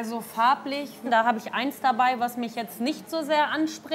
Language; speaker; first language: German; native; German